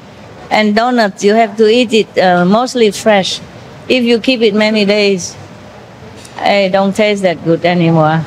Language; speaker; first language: English; non-native, fluent; Vietnamese